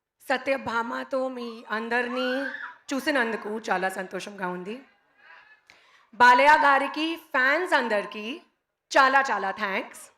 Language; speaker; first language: Telugu; non-native, learner; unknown